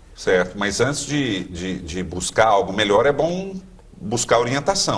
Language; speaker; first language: Portuguese; native; Portuguese